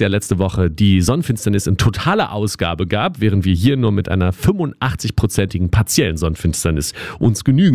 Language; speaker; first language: German; native; German